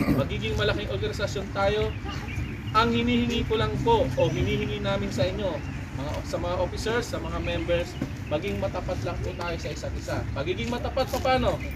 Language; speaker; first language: Filipino; native; Filipino